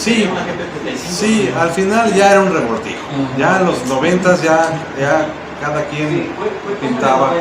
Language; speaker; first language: Spanish; native; Spanish